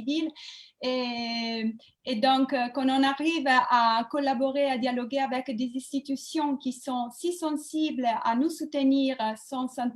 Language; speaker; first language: French; non-native, fluent; Italian